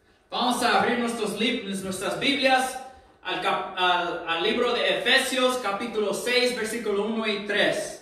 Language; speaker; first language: Spanish; early bilingual, heritage; Spanish